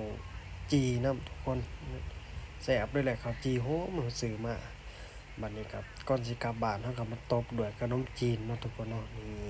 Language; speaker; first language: Thai; non-native, local second language; Lao